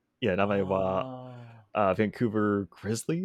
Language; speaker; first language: Japanese; non-native, learner; English